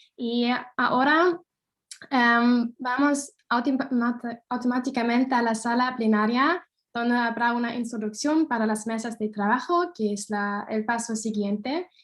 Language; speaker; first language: Spanish; non-native, fluent; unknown